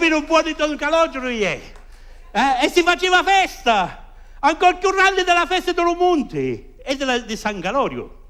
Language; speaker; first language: Italian; early bilingual, heritage; French